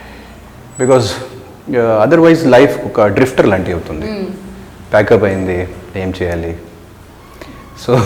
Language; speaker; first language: Telugu; non-native, local second language; Hindi